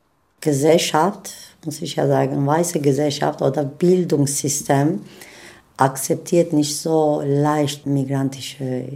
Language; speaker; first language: German; non-native, learner; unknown